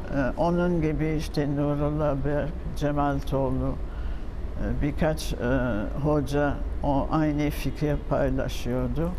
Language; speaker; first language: Turkish; non-native, fluent; French